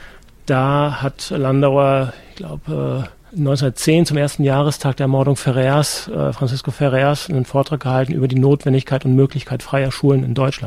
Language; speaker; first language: German; native; German